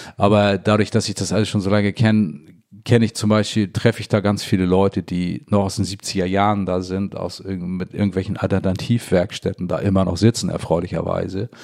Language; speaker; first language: German; native; German